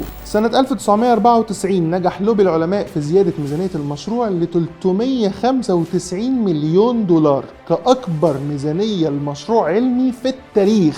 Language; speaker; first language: Arabic; native; Arabic